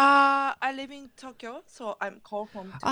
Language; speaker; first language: English; non-native, learner; Japanese